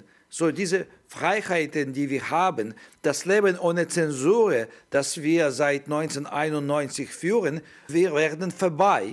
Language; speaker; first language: German; non-native, learner; Ukrainian